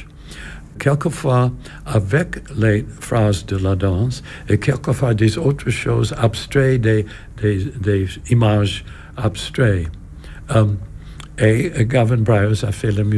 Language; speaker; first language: French; non-native, learner; English